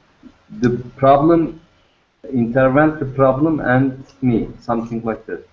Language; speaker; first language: English; non-native, learner; Turkish